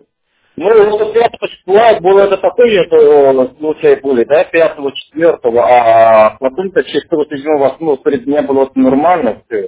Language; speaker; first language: Russian; non-native, learner; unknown